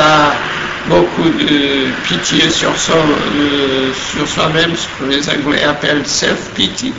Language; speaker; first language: French; non-native, fluent; Portuguese